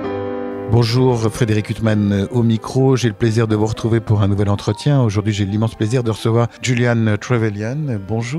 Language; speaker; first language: French; native; French